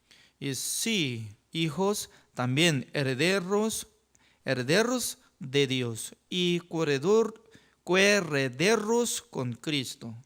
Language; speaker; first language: Spanish; non-native, fluent; Korean